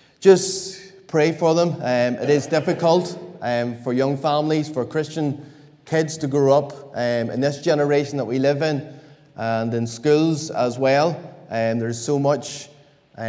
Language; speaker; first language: English; native; English